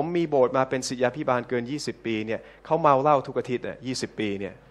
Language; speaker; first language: Thai; early bilingual, heritage; Thai